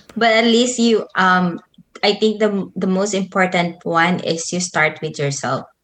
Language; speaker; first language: English; non-native, local second language; Filipino